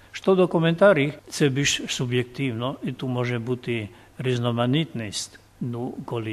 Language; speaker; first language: Ukrainian; non-native, fluent; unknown